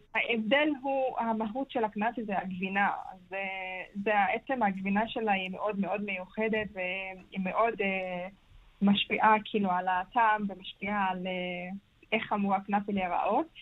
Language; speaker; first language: Hebrew; early bilingual, heritage; Arabic